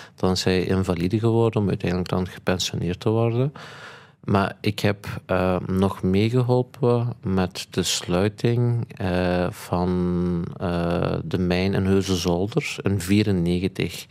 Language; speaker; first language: Dutch; early bilingual, other home language; Turkish